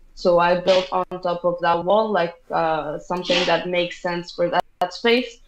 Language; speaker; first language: English; non-native, fluent; Portuguese